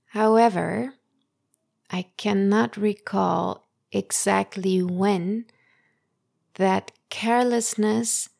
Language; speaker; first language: English; early bilingual, other home language; Persian